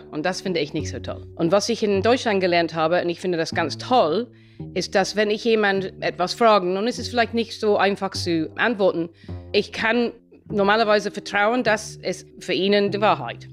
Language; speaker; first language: German; non-native, fluent; English